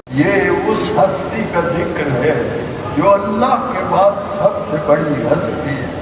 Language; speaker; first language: Urdu; non-native, local second language; Punjabi